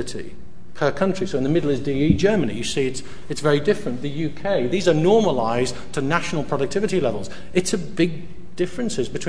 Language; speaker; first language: English; native; English